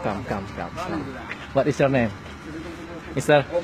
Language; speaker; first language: English; non-native, learner; Indonesian